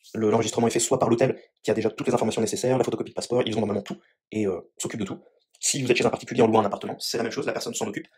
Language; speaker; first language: French; native; French